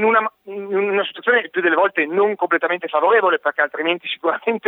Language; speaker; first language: Italian; native; Italian